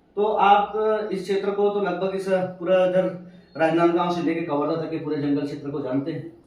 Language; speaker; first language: Hindi; native; Hindi